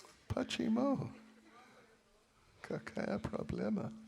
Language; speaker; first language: Russian; non-native, learner; English